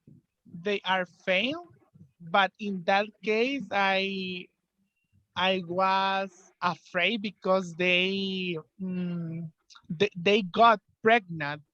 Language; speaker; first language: English; non-native, learner; Spanish